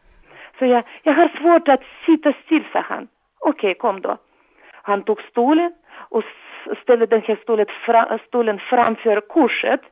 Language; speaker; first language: Swedish; non-native, fluent; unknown